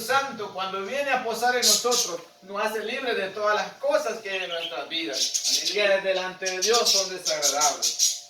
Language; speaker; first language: Spanish; native; Spanish